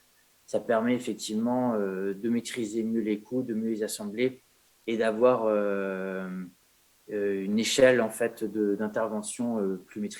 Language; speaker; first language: French; native; French